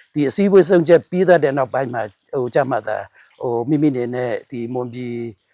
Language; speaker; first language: Burmese; non-native, local second language; Mon